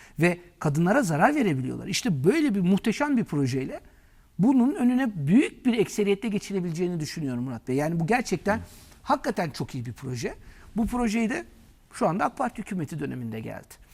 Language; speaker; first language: Turkish; native; Turkish